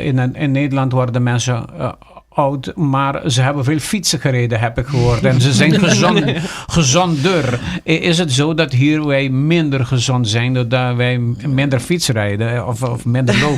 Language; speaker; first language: Dutch; non-native, local second language; Papiamento